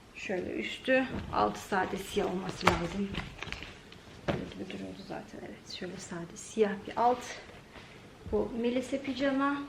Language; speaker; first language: Turkish; early bilingual, heritage; Turkish